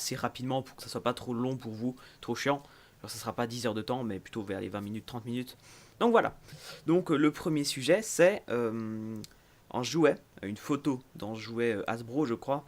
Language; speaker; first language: French; native; French